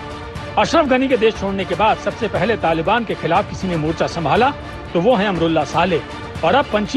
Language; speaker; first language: Hindi; native; Hindi